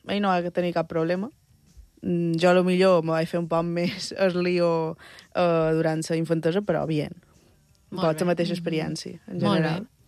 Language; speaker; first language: Catalan; early bilingual, other home language; Spanish